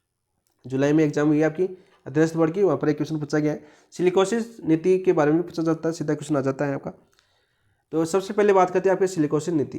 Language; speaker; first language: Hindi; native; Hindi